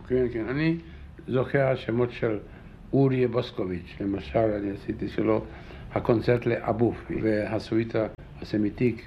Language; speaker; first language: Hebrew; non-native, fluent; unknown